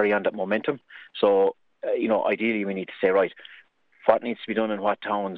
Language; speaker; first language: English; native; English